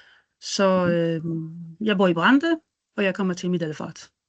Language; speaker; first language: Danish; non-native, fluent; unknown